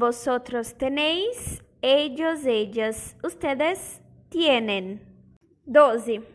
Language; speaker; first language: Spanish; non-native, fluent; Portuguese